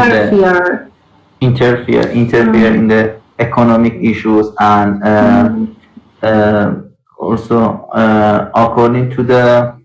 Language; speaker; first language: English; non-native, learner; Persian